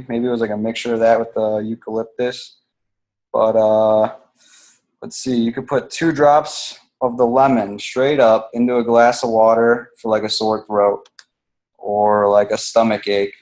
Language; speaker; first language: English; native; English